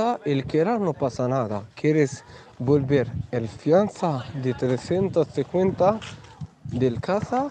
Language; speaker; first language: Spanish; non-native, learner; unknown